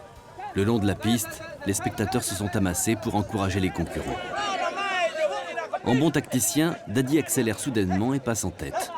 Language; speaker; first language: French; native; French